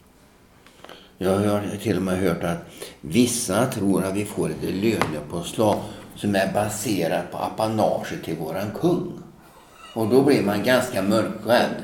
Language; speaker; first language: Swedish; native; Swedish